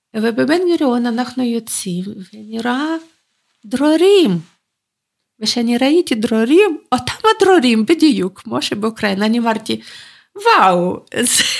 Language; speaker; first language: Hebrew; non-native, fluent; Russian